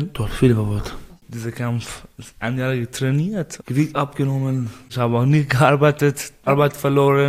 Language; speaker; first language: German; non-native, learner; Persian